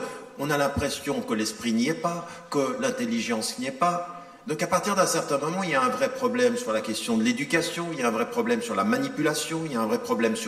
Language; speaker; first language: French; native; French